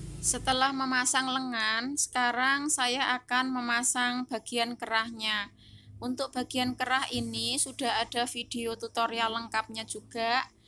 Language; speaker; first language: Indonesian; native; Indonesian